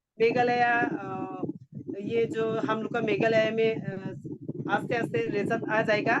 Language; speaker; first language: Hindi; non-native, local second language; Garo